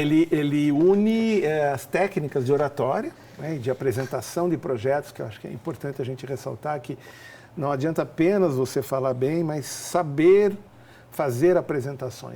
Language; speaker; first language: Portuguese; native; Portuguese